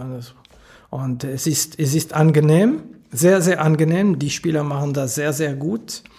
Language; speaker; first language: German; non-native, local second language; French